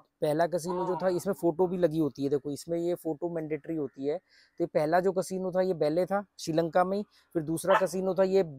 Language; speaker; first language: Hindi; native; Hindi